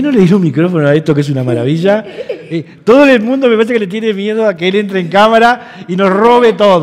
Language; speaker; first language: Spanish; native; Spanish